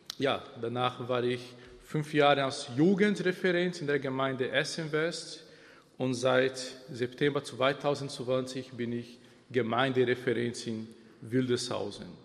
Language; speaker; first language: German; non-native, fluent; Portuguese